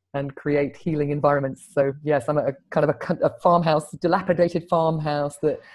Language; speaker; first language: English; native; English